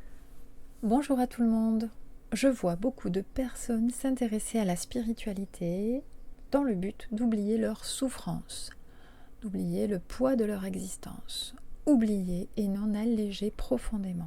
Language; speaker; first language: French; native; French